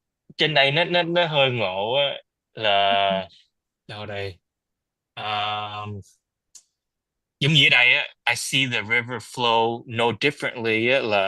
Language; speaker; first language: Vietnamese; early bilingual, heritage; Vietnamese